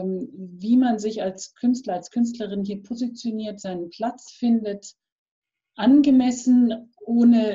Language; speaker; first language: German; native; German